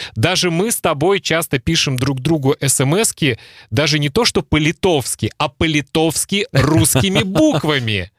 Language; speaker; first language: Russian; native; Russian